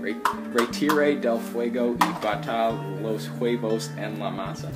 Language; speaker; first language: Spanish; non-native, learner; English